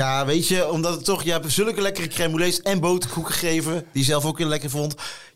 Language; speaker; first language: Dutch; native; Dutch